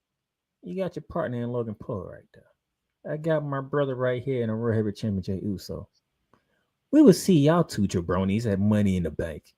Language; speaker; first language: English; native; English